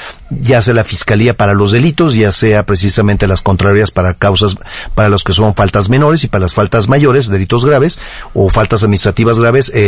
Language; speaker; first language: Spanish; native; Spanish